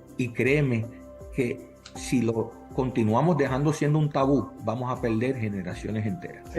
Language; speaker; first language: Spanish; early bilingual, heritage; English